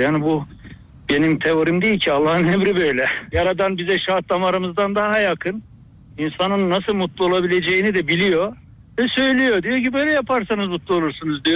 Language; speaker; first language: Turkish; native; Turkish